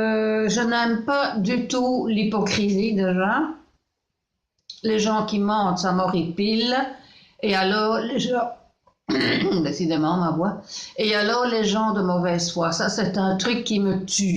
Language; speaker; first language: French; native; French